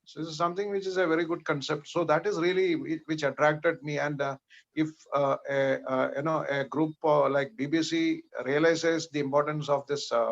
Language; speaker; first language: English; non-native, local second language; Malayalam